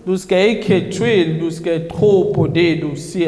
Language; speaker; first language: Danish; non-native, fluent; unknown